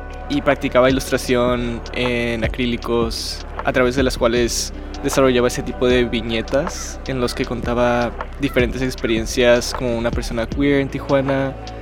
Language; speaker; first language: Spanish; native; Spanish